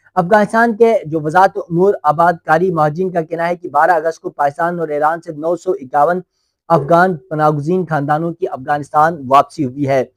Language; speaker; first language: Urdu; non-native, local second language; Shina